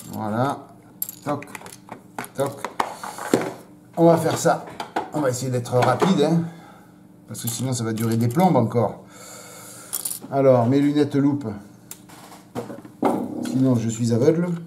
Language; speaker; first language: French; native; French